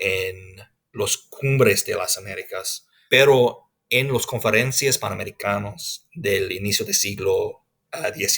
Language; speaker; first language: Spanish; non-native, fluent; English